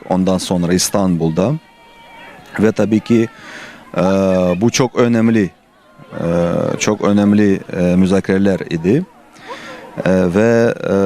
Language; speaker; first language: Turkish; non-native, fluent; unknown